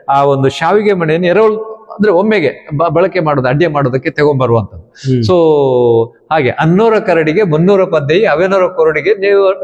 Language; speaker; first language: Kannada; non-native, local second language; Tulu